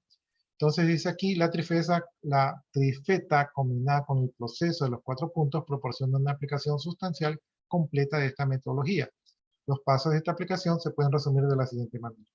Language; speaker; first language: Spanish; native; Spanish